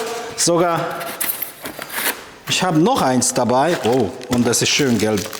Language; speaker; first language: German; non-native, fluent; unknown